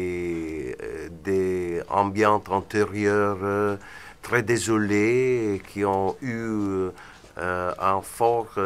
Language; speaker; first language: French; non-native, fluent; Italian